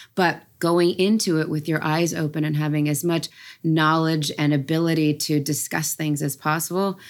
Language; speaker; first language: English; native; English